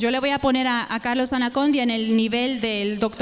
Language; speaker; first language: Spanish; native; Spanish